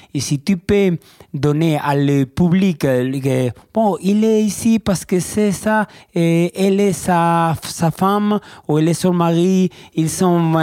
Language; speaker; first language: French; non-native, learner; Spanish